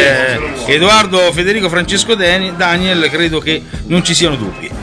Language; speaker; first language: Italian; native; Italian